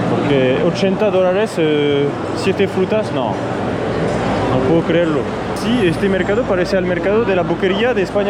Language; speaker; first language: Spanish; non-native, fluent; French